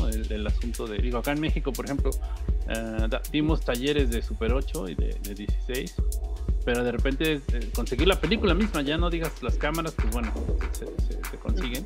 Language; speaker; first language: Spanish; native; Spanish